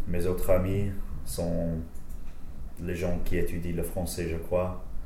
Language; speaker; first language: French; non-native, fluent; English